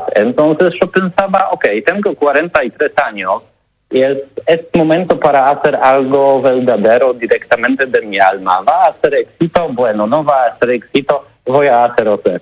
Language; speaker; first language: Spanish; non-native, learner; Polish